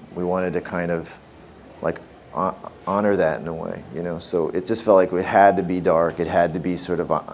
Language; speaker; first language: English; native; English